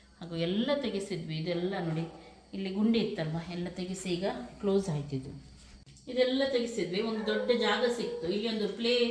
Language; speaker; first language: Kannada; non-native, local second language; Konkani